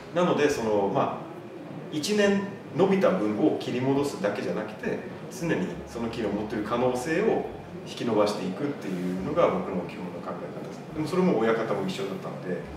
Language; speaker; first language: Japanese; non-native, fluent; Swedish